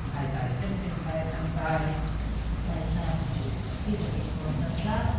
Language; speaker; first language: Vietnamese; non-native, fluent; Hindi